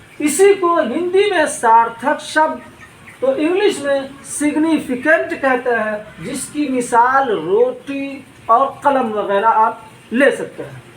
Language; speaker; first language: Urdu; native; Urdu